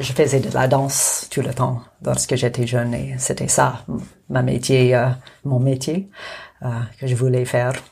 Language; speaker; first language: French; non-native, local second language; English